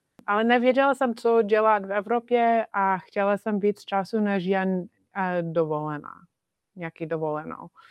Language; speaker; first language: Czech; non-native, fluent; English